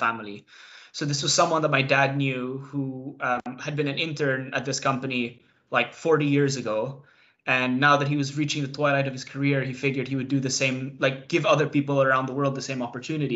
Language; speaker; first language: English; non-native, local second language; Cebuano